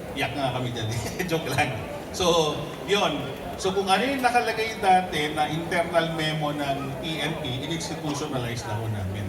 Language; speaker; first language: Filipino; non-native, local second language; Iloko